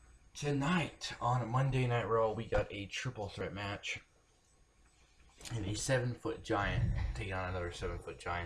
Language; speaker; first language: English; native; English